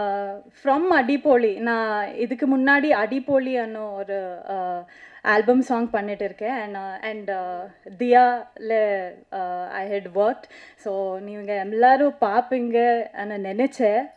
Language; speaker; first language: Tamil; non-native, learner; Kannada